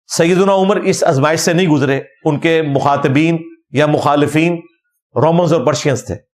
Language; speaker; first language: Urdu; non-native, local second language; Punjabi